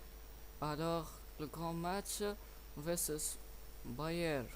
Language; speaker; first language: French; non-native, learner; English